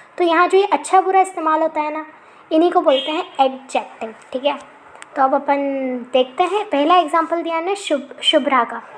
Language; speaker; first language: Hindi; native; Hindi